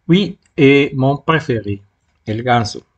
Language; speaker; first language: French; non-native, fluent; Spanish